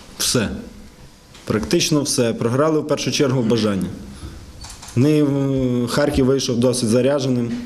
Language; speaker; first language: Ukrainian; non-native, local second language; Russian